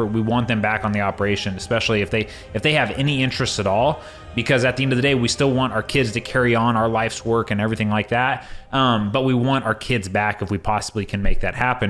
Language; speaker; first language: English; native; English